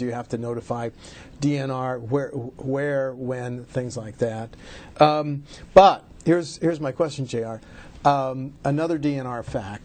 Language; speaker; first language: English; native; English